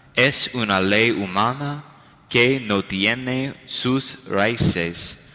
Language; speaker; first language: Spanish; non-native, fluent; English